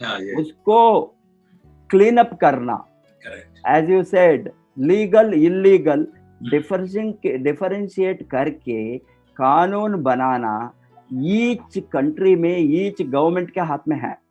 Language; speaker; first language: Hindi; non-native, local second language; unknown